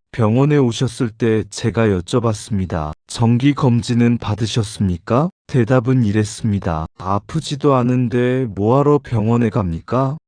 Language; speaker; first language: Korean; native; Korean